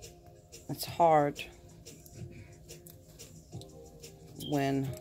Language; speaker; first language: English; native; English